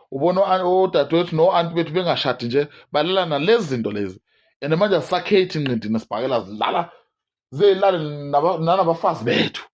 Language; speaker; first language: Zulu; non-native, local second language; Swati